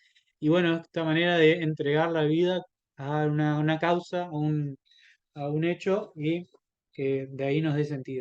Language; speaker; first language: Spanish; native; Spanish